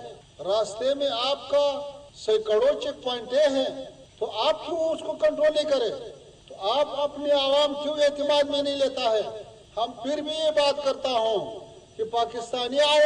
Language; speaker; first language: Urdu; non-native, fluent; Pashto